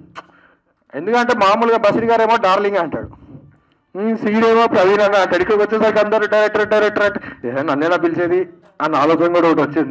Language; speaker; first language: Telugu; native; Telugu